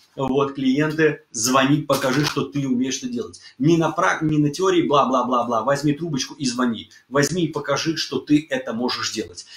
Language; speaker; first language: Russian; early bilingual, heritage; Russian